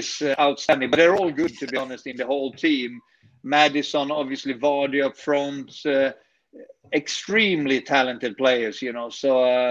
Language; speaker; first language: English; non-native, fluent; Swedish